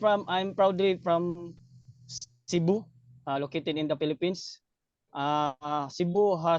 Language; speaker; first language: English; non-native, learner; Cebuano